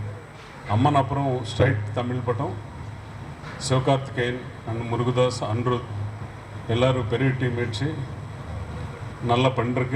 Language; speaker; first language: Tamil; non-native, learner; Telugu